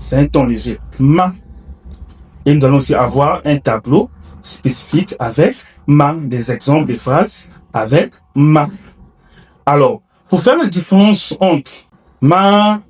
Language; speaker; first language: French; non-native, fluent; Chinese